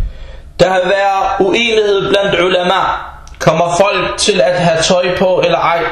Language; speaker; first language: Danish; early bilingual, other home language; Arabic